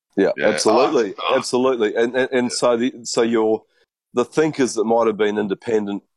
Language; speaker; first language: English; native; English